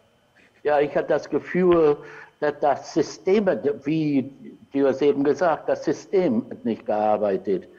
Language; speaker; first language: German; non-native, fluent; English